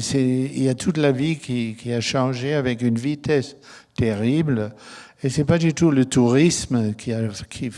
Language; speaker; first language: French; non-native, fluent; German